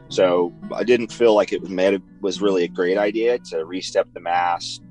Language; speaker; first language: English; native; English